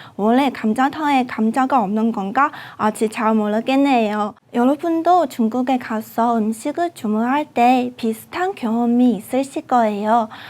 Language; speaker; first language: Korean; non-native, fluent; Chinese